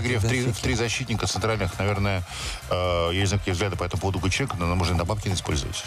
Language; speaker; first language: Russian; native; Russian